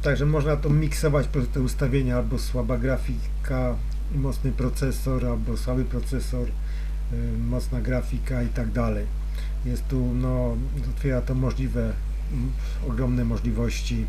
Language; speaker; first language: Polish; native; Polish